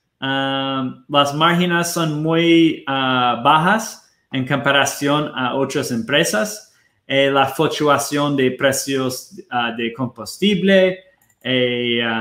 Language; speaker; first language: Spanish; non-native, fluent; Portuguese